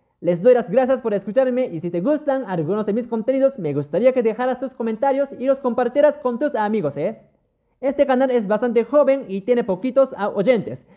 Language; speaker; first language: Spanish; non-native, fluent; Japanese